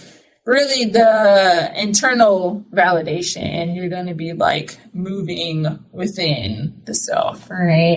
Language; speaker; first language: English; native; English